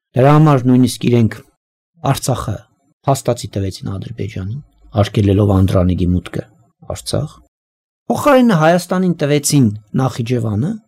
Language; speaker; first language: Armenian; native; Armenian